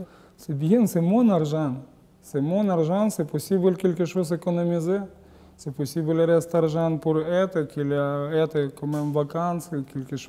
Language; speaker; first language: French; non-native, learner; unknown